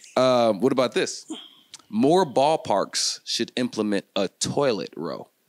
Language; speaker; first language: English; native; English